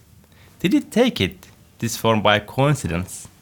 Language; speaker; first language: English; non-native, fluent; Turkish